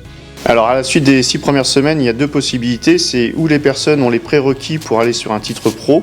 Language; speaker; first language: French; native; French